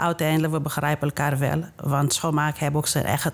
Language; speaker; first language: Dutch; non-native, fluent; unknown